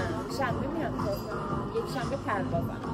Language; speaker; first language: Persian; native; Persian